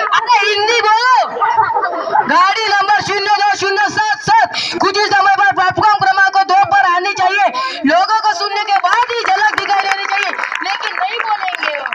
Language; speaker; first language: Hindi; non-native, local second language; Marathi